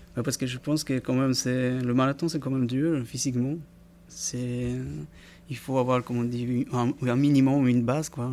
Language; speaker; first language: French; non-native, fluent; Spanish